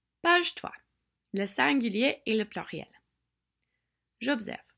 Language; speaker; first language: French; non-native, fluent; English